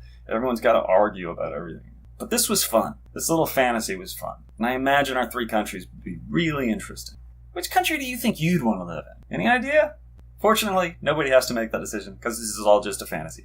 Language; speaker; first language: English; native; English